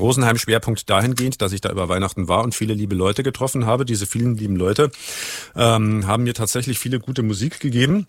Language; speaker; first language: German; native; German